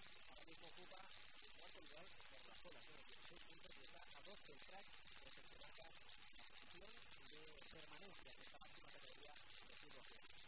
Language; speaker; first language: Spanish; native; Spanish